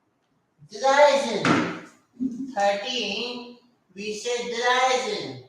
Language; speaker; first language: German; non-native, learner; Hindi